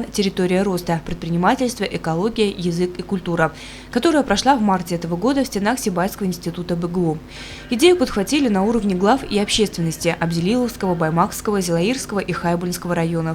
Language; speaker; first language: Russian; native; Russian